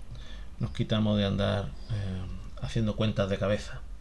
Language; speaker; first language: Spanish; native; Spanish